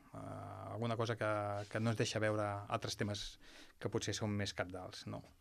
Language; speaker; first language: Catalan; non-native, local second language; Spanish